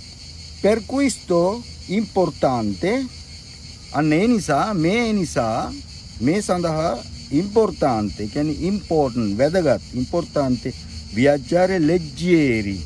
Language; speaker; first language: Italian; non-native, fluent; Sinhala